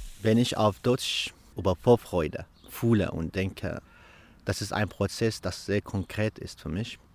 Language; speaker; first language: German; non-native, fluent; Kurdish